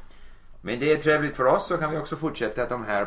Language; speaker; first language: Swedish; non-native, fluent; English